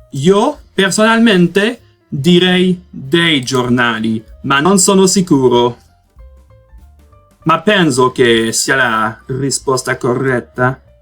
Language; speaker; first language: Italian; non-native, learner; Portuguese